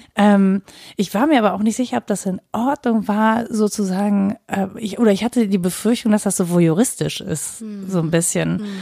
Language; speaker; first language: German; native; German